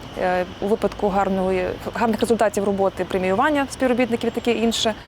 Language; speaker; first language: Ukrainian; native; Ukrainian